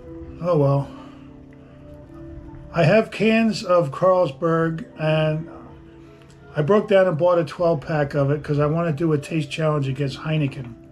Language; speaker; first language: English; native; English